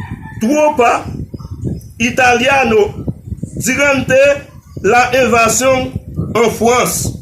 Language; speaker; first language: Spanish; non-native, learner; Haitian Creole